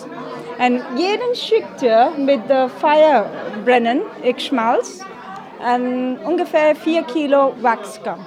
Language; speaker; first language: German; non-native, learner; English